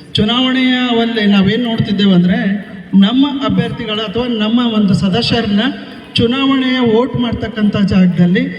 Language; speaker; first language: Kannada; native; Kannada